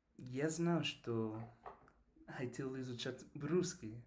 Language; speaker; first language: Russian; non-native, learner; English